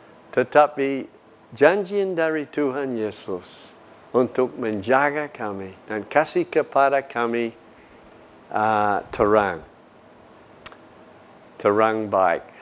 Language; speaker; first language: Indonesian; non-native, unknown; English